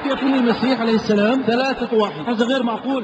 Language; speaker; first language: Arabic; non-native, fluent; Portuguese